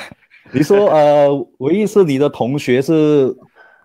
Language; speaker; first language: Chinese; native; Chinese